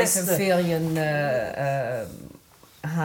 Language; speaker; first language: German; non-native, learner; Dutch